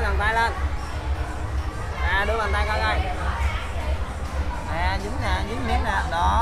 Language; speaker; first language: Vietnamese; native; Vietnamese